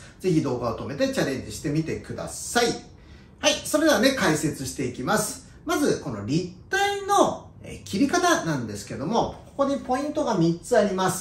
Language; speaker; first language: Japanese; native; Japanese